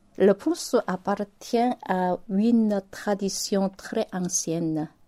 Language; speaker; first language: French; non-native, fluent; Korean